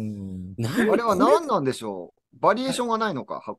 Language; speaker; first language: Japanese; native; Japanese